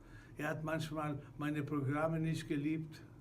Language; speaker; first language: German; non-native, fluent; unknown